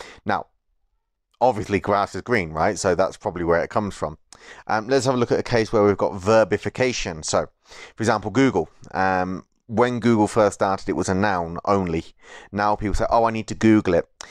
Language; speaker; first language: English; native; English